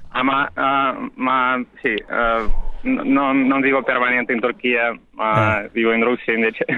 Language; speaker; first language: Italian; non-native, learner; Russian